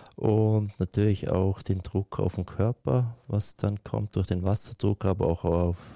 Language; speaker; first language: German; native; German